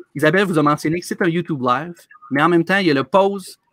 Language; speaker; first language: French; native; French